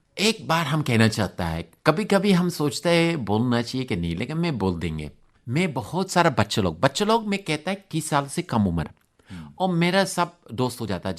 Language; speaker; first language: Hindi; non-native, fluent; English